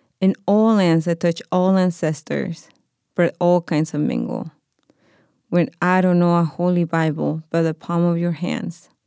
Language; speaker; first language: English; non-native, fluent; Spanish